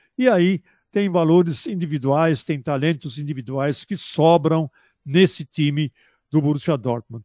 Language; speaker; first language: Portuguese; early bilingual, other home language; German